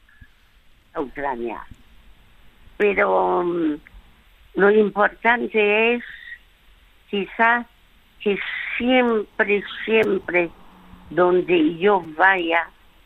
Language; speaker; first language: Spanish; early bilingual, other home language; French